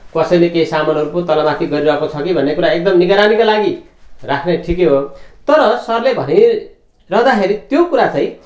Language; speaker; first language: Nepali; native; Nepali